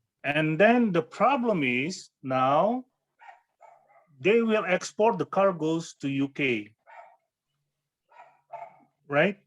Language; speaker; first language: English; non-native, fluent; Indonesian